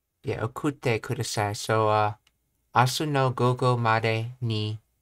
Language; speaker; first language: Japanese; non-native, learner; English